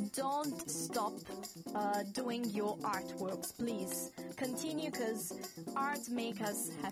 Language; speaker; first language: English; non-native, fluent; Italian